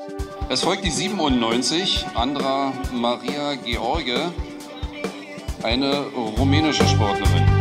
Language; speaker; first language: German; native; German